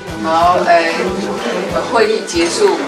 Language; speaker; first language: Chinese; native; Chinese